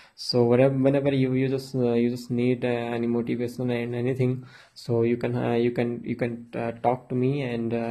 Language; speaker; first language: English; non-native, local second language; Hindi